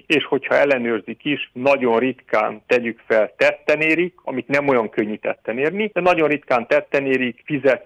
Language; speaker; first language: Hungarian; native; Hungarian